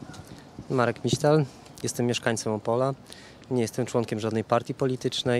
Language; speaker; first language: Polish; native; Polish